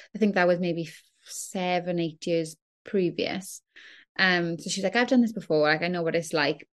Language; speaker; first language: English; native; English